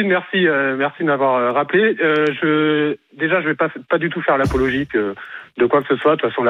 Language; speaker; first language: French; native; French